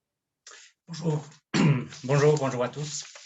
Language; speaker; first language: French; non-native, fluent; Spanish